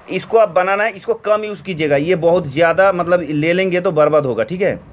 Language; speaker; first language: Hindi; non-native, local second language; Bangla